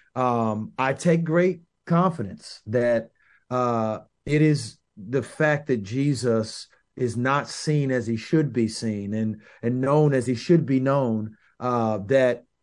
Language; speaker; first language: English; native; English